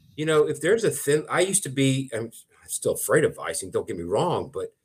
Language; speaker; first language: English; native; English